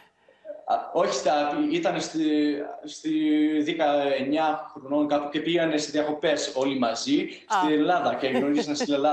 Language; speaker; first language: Greek; early bilingual, heritage; Greek